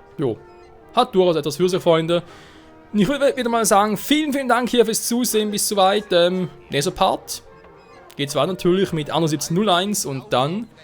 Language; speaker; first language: German; native; German